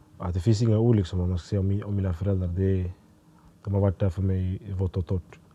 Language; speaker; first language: Swedish; early bilingual, other home language; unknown